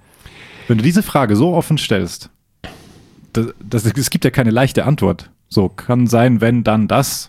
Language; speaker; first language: German; native; German